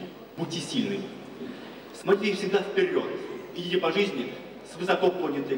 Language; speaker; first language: Russian; native; Russian